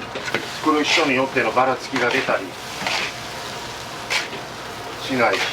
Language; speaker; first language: Japanese; native; Japanese